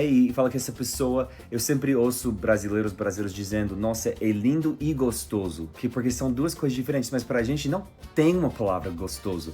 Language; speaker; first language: Portuguese; non-native, fluent; English